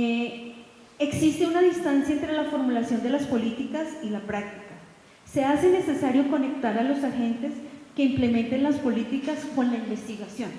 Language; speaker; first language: Spanish; native; Spanish